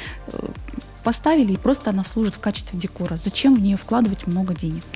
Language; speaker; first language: Russian; native; Russian